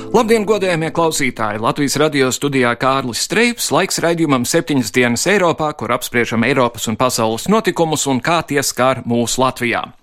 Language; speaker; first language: Latvian; early bilingual, heritage; Latvian